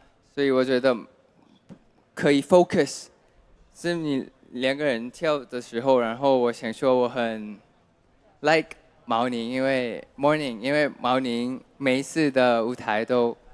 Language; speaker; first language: Chinese; non-native, fluent; Thai